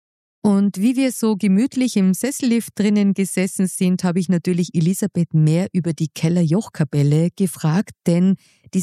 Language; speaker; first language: German; native; German